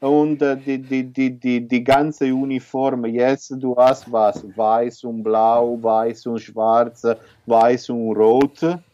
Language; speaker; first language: German; non-native, learner; Italian